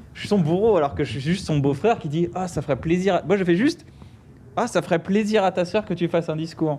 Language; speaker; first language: French; native; French